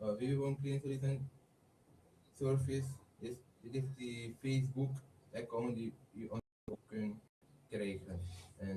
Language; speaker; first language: Dutch; non-native, learner; Haitian Creole